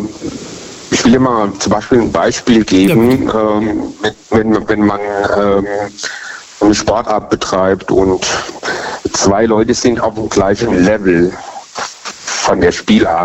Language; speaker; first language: German; native; German